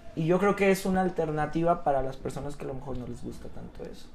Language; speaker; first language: Spanish; native; Spanish